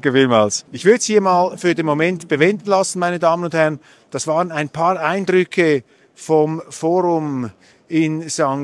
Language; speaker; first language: German; native; German